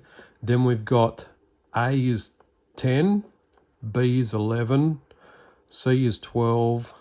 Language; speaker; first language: English; native; English